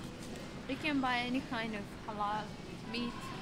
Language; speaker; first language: English; non-native, learner; Uzbek